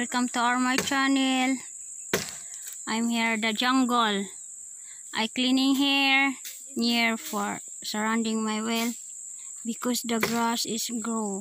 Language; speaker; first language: English; non-native, learner; Filipino